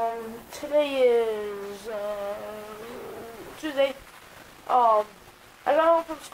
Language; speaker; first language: English; native; English